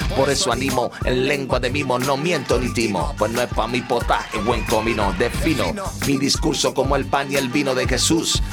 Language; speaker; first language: Spanish; native; Spanish